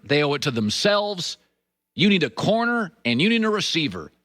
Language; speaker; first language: English; native; English